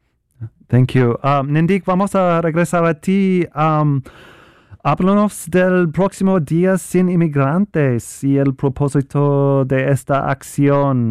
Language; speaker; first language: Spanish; non-native, fluent; English